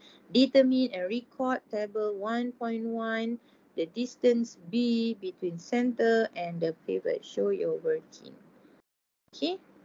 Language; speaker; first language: English; non-native, local second language; Malay